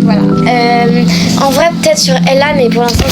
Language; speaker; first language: French; native; French